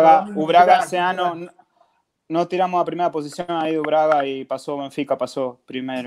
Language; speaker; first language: Portuguese; non-native, fluent; Spanish